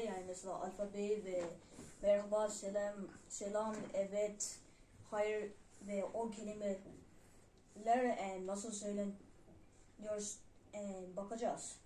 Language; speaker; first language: Turkish; non-native, learner; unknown